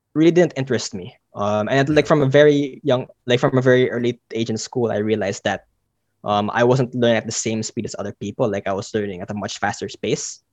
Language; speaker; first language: English; non-native, local second language; Filipino